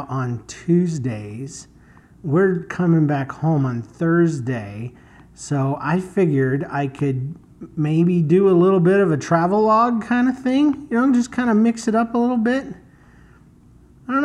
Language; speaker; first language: English; native; English